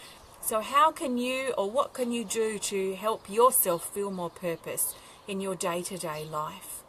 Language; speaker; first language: English; native; English